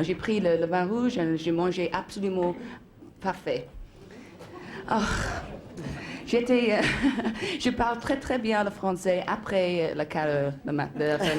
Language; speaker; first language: French; non-native, learner; English